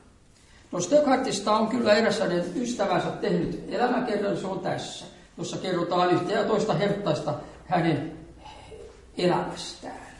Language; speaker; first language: Finnish; native; Finnish